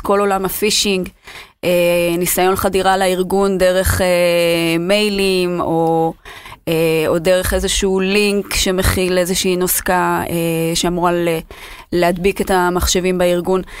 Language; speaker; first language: Hebrew; native; Hebrew